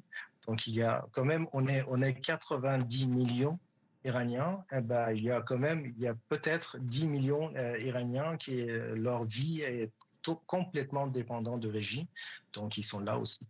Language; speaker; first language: French; non-native, fluent; Persian